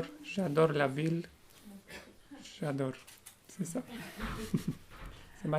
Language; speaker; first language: French; non-native, fluent; Romanian